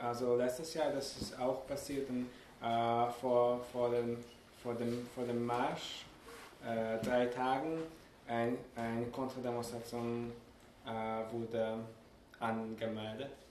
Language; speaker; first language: German; non-native, learner; Hungarian